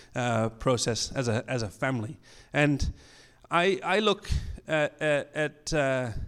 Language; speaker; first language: English; native; English